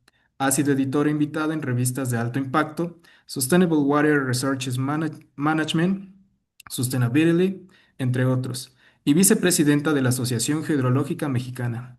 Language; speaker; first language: Spanish; native; Spanish